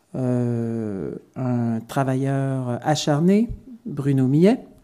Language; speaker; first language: French; native; French